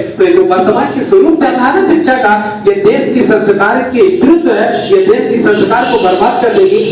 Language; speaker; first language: Hindi; native; Hindi